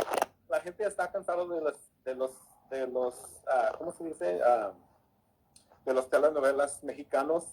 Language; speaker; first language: Spanish; early bilingual, heritage; English